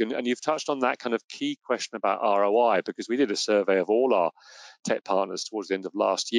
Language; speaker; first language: English; native; English